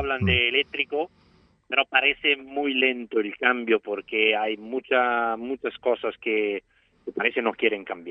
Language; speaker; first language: Spanish; non-native, fluent; Italian